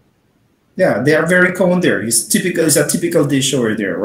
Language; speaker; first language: English; non-native, fluent; Spanish